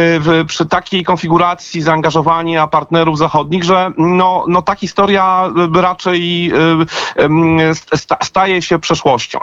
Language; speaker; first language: Polish; native; Polish